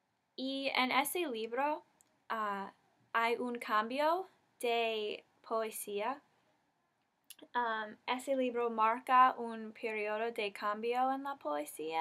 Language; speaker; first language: Spanish; non-native, learner; English